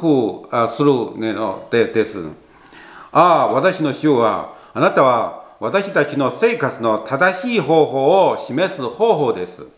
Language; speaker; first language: Japanese; non-native, learner; Chinese